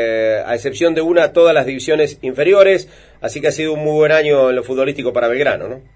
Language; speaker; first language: Spanish; native; Spanish